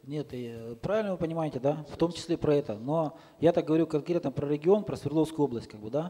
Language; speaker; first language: Russian; native; Russian